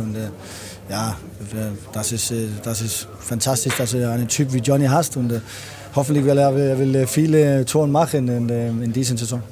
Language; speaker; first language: German; non-native, learner; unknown